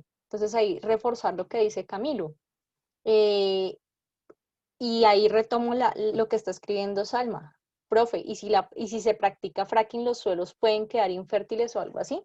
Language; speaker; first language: Spanish; native; Spanish